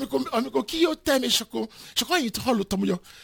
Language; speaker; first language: Hungarian; non-native, fluent; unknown